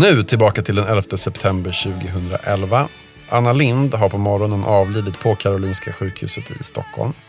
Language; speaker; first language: Swedish; native; Swedish